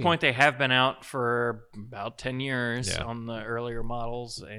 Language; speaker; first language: English; native; English